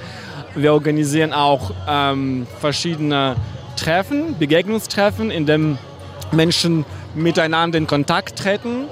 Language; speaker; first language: German; non-native, fluent; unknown